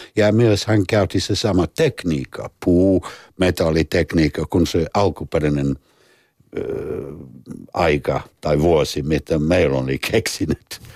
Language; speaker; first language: Finnish; non-native, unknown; English